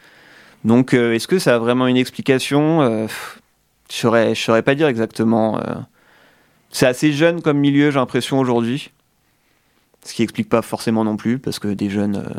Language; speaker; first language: French; native; French